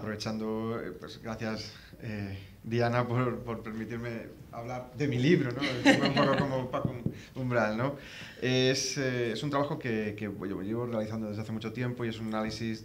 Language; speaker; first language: Spanish; native; Spanish